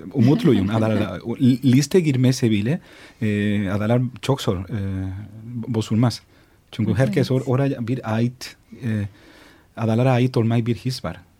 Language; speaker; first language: Turkish; non-native, fluent; Spanish